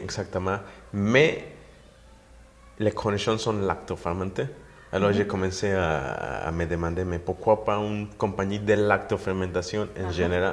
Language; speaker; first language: French; non-native, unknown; Spanish